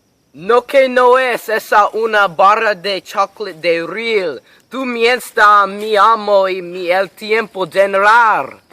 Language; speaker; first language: Spanish; non-native, learner; English